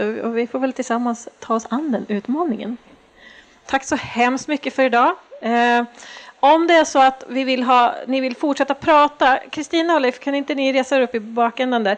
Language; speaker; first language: Swedish; native; Swedish